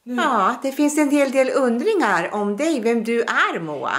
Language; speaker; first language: Swedish; native; Swedish